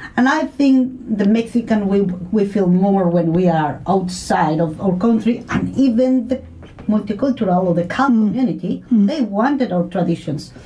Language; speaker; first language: English; non-native, learner; Spanish